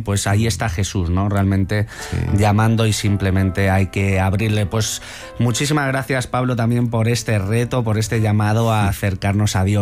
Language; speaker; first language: Spanish; native; Spanish